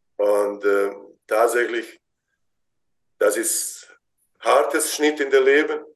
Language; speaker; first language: German; non-native, fluent; Bosnian